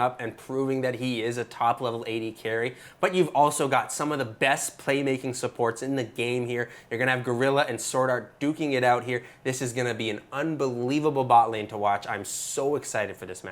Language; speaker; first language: English; native; English